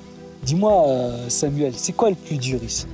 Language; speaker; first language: French; native; French